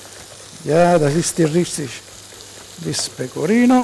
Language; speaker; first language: German; non-native, learner; Italian